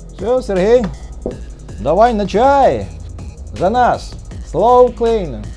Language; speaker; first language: Ukrainian; non-native, learner; Chinese